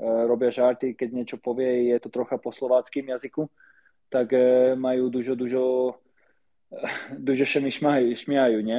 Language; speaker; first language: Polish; non-native, learner; Slovak